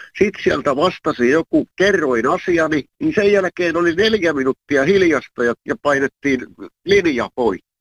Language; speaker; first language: Finnish; native; Finnish